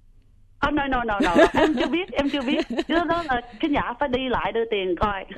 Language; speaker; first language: Vietnamese; early bilingual, heritage; Vietnamese